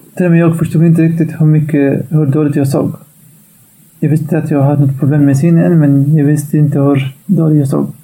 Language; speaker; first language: Swedish; non-native, fluent; Arabic